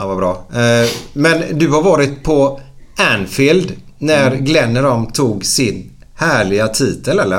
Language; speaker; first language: Swedish; native; Swedish